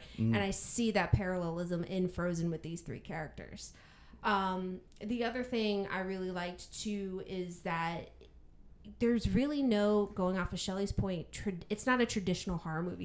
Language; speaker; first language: English; native; English